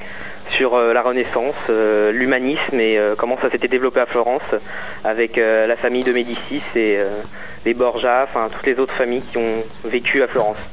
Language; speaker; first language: French; native; French